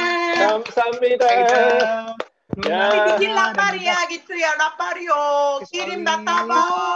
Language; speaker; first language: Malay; non-native, fluent; Korean